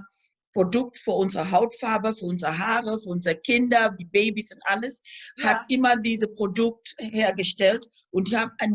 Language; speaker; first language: German; non-native, fluent; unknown